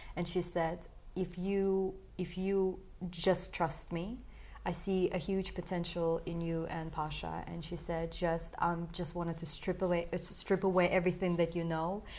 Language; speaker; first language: English; early bilingual, other home language; Russian